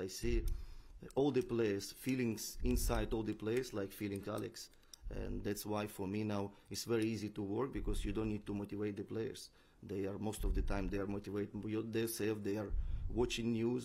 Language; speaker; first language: English; non-native, learner; Russian